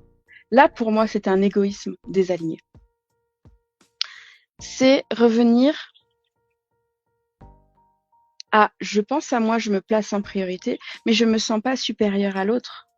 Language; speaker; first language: French; native; French